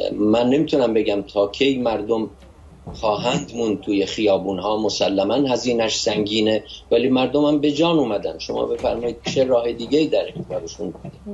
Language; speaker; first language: Persian; non-native, local second language; Kurdish